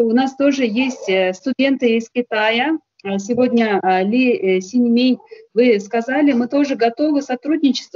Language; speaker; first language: Russian; non-native, local second language; Kyrgyz